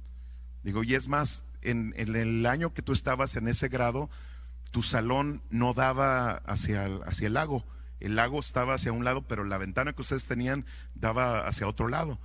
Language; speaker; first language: Spanish; native; Spanish